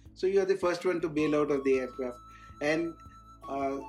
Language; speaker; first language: English; non-native, local second language; Hindi